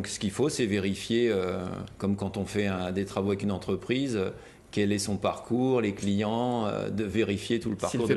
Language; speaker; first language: French; native; French